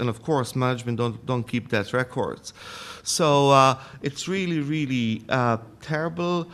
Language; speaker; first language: English; non-native, fluent; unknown